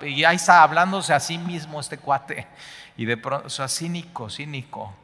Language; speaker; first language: Spanish; native; Spanish